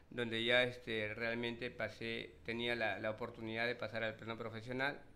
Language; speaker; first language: Spanish; native; Spanish